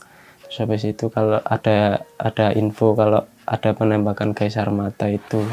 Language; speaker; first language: Indonesian; native; Indonesian